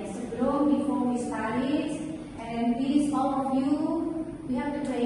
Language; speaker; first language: English; non-native, fluent; Indonesian